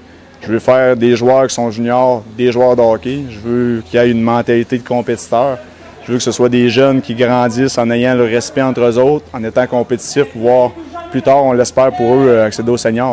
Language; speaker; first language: French; native; French